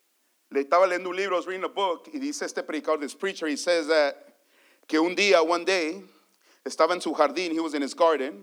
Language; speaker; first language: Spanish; early bilingual, heritage; Spanish